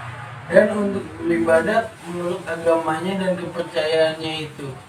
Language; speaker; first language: Indonesian; native; Indonesian